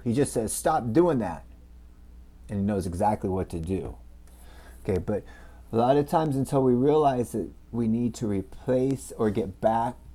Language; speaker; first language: English; native; English